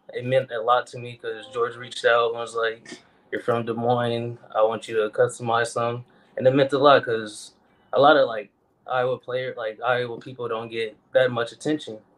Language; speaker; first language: English; native; English